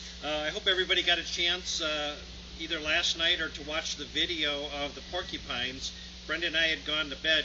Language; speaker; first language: English; native; English